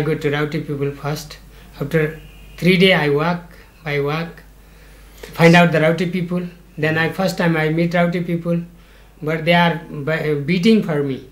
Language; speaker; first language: English; non-native, learner; Nepali